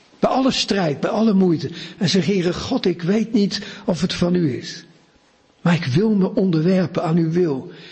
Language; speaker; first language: Dutch; native; Dutch